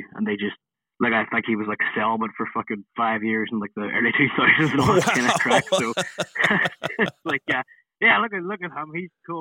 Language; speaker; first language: English; non-native, fluent; Spanish